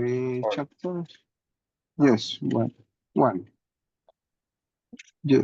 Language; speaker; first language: English; non-native, learner; Spanish